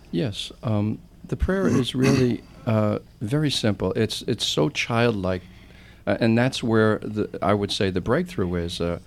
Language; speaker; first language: English; native; English